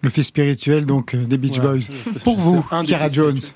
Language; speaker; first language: French; native; French